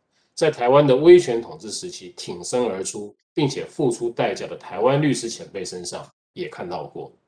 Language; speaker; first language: Chinese; native; Chinese